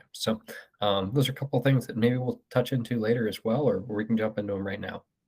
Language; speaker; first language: English; native; English